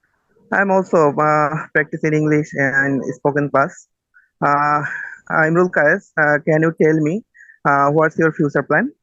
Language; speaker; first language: English; non-native, learner; Bangla